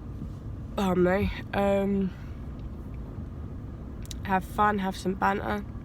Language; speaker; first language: English; native; English